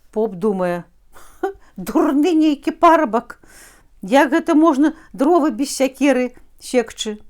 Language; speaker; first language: Belarusian; native; Belarusian